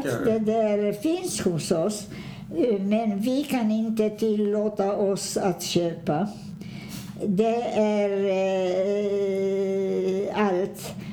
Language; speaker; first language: Swedish; non-native, fluent; Polish